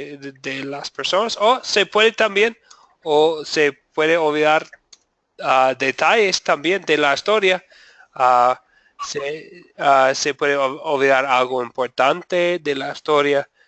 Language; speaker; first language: Spanish; non-native, fluent; English